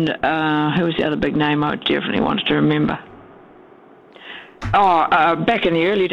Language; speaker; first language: English; native; English